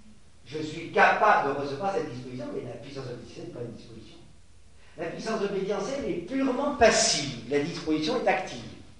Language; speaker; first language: French; native; French